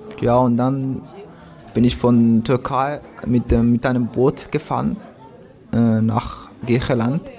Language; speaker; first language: German; non-native, fluent; Persian